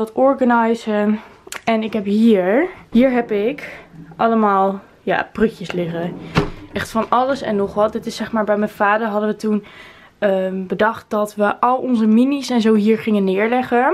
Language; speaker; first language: Dutch; native; Dutch